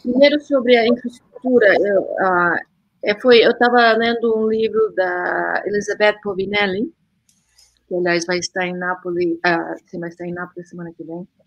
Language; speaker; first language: Portuguese; early bilingual, heritage; Portuguese